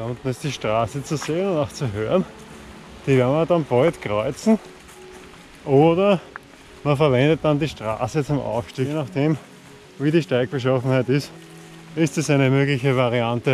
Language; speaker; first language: German; native; German